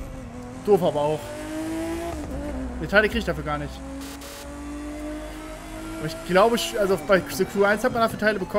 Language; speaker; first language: German; native; German